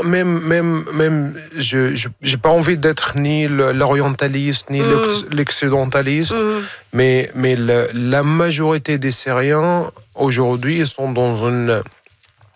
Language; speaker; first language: French; non-native, fluent; Arabic